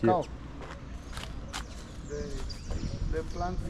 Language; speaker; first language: English; non-native, learner; Spanish